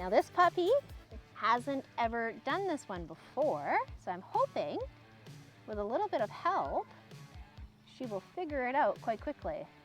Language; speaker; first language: English; native; English